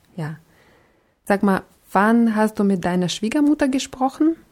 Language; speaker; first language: German; non-native, fluent; Russian